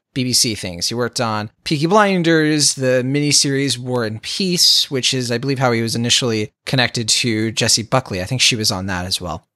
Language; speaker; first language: English; native; English